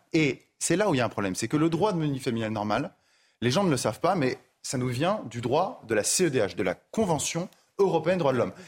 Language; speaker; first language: French; native; French